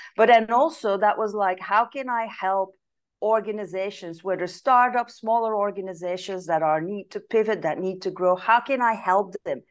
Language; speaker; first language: English; non-native, fluent; Dutch